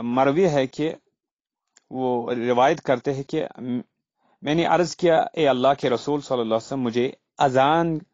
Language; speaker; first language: Urdu; non-native, local second language; Kashmiri